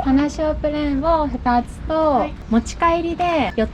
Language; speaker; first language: Japanese; native; Japanese